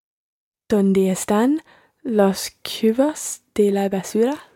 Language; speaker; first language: Spanish; non-native, learner; English